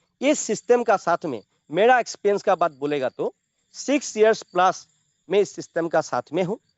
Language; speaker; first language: Hindi; non-native, local second language; Assamese